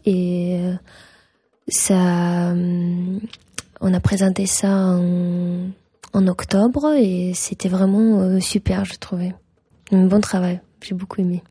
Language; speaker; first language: French; non-native, fluent; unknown